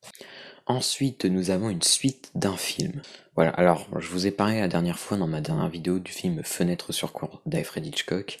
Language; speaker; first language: French; native; French